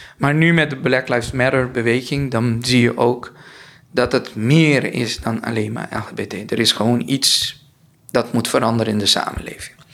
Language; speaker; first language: Dutch; non-native, local second language; Papiamento